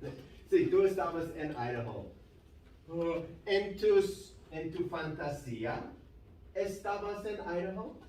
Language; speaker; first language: Spanish; non-native, fluent; English